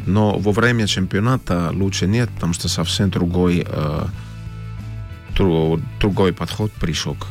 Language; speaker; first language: Russian; non-native, learner; Finnish